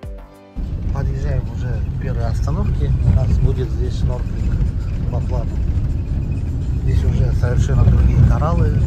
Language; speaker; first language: Russian; native; Russian